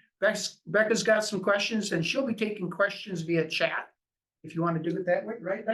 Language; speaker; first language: English; native; English